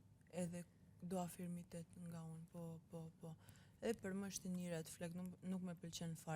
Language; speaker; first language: Albanian; early bilingual, heritage; Albanian